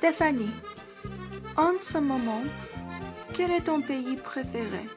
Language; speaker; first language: French; non-native, learner; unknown